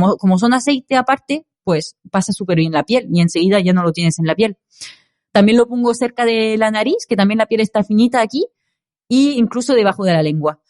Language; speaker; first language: Spanish; non-native, fluent; French